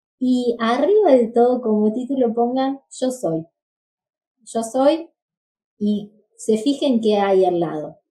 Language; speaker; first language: Spanish; native; Spanish